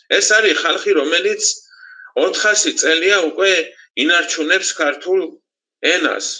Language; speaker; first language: Georgian; native; Georgian